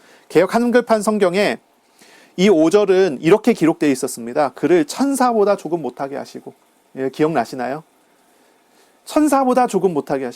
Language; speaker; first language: Korean; native; Korean